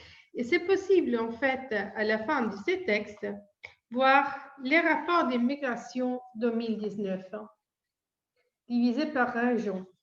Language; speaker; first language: French; non-native, fluent; Italian